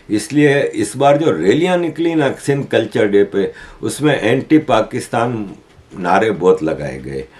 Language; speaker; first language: Urdu; native; Urdu